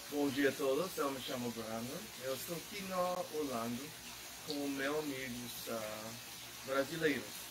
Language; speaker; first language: Portuguese; non-native, learner; English